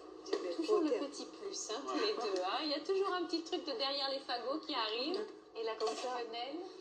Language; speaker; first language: French; native; French